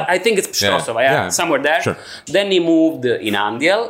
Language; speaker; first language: English; non-native, learner; Italian